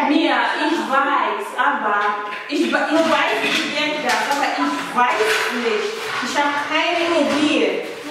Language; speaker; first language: German; non-native, learner; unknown